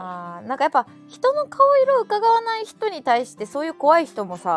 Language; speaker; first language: Japanese; native; Japanese